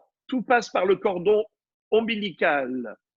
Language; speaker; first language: French; native; French